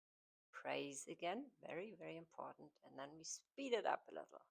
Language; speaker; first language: English; non-native, fluent; German